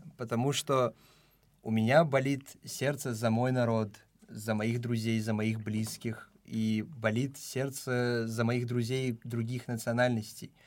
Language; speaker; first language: Russian; non-native, local second language; Tajik